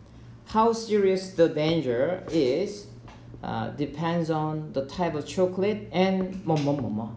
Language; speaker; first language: English; non-native, learner; Korean